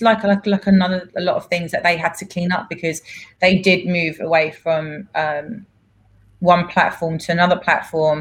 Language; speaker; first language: English; non-native, local second language; Greek